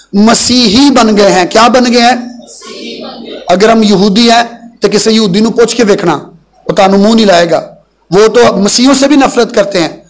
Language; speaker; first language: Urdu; non-native, local second language; Punjabi